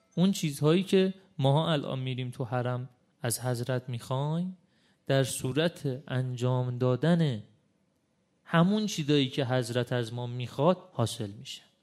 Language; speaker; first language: Persian; native; Persian